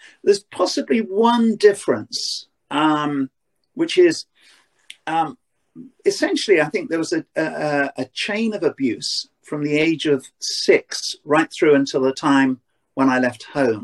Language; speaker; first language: English; native; English